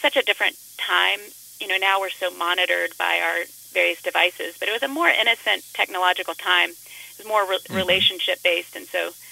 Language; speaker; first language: English; native; English